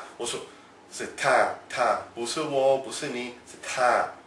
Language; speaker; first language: Chinese; non-native, fluent; English